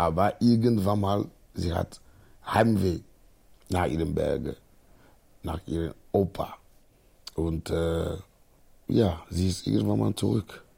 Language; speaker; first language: German; non-native, fluent; Ewe